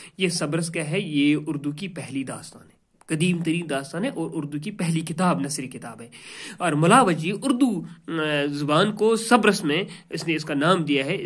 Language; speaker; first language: Urdu; non-native, local second language; Kashmiri